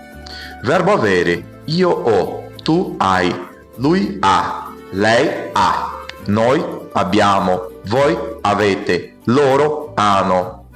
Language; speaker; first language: Italian; non-native, fluent; Portuguese